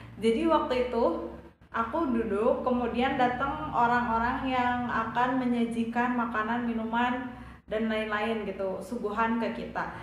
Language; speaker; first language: Indonesian; native; Indonesian